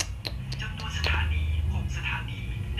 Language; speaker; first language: Thai; native; Thai